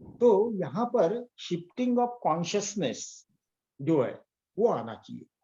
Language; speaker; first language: Hindi; non-native, local second language; Marathi